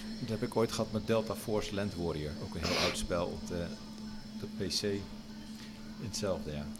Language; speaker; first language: Dutch; native; Dutch